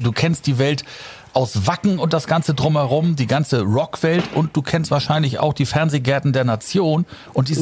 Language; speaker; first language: German; native; German